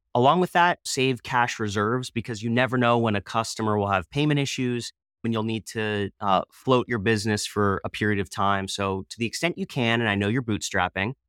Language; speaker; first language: English; native; English